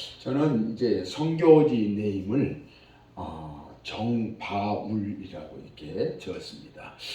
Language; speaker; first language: Korean; native; Korean